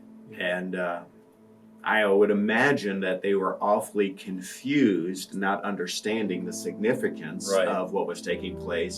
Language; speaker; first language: English; native; English